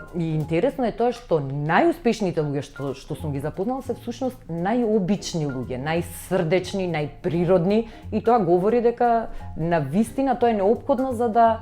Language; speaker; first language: Macedonian; native; Macedonian